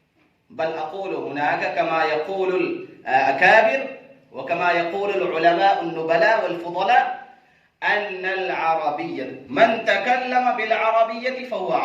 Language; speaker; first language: Arabic; non-native, fluent; Urdu